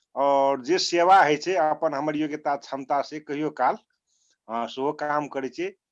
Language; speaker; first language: Maithili; non-native, local second language; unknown